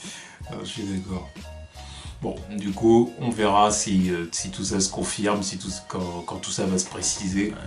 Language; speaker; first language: French; native; French